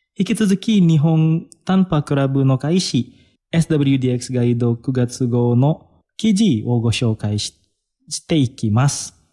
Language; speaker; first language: Japanese; non-native, fluent; Indonesian